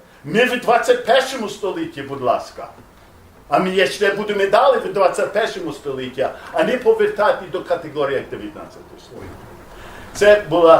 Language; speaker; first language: Ukrainian; non-native, learner; English